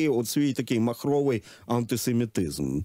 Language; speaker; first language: Ukrainian; native; Ukrainian